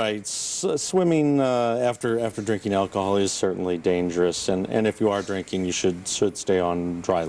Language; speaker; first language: English; native; English